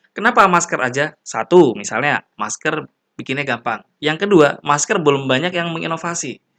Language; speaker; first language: Indonesian; native; Indonesian